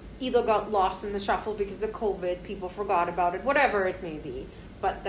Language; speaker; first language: English; non-native, local second language; Hindi